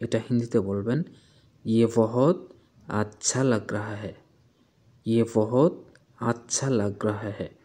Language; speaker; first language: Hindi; non-native, fluent; Bangla